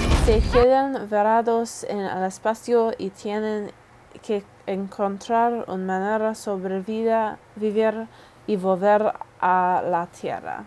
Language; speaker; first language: Spanish; non-native, learner; English